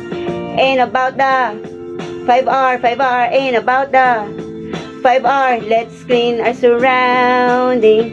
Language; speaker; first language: English; non-native, local second language; Filipino